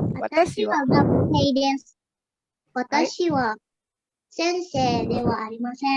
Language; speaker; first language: Japanese; non-native, learner; Indonesian